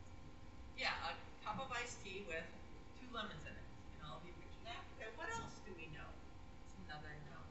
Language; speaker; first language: English; native; English